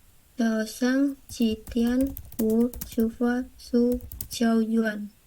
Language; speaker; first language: Chinese; non-native, learner; Indonesian